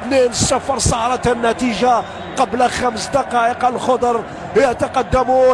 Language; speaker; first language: Arabic; native; Arabic